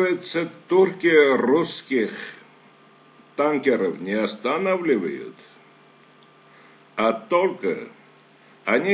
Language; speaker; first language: Russian; non-native, fluent; Armenian